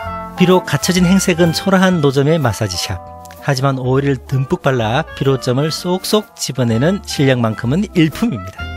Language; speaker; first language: Korean; native; Korean